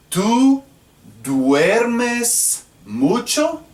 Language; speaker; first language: Spanish; non-native, fluent; English